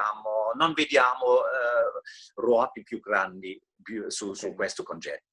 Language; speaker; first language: Italian; non-native, fluent; German